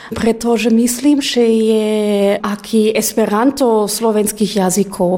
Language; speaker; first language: Slovak; non-native, learner; German